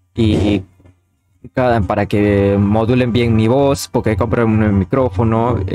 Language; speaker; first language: Spanish; native; Spanish